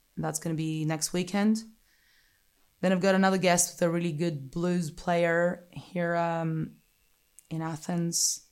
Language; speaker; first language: English; non-native, fluent; Greek